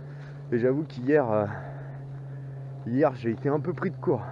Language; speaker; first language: French; native; French